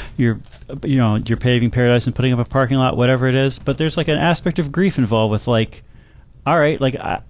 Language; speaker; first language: English; native; English